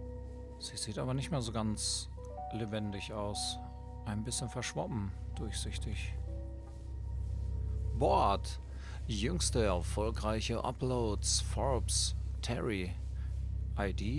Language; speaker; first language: German; native; German